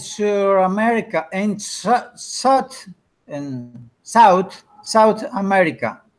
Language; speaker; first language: English; non-native, learner; Spanish